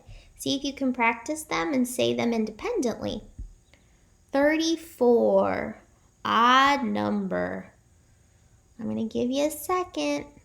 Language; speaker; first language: English; native; English